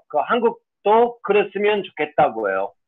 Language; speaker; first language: Korean; non-native, fluent; English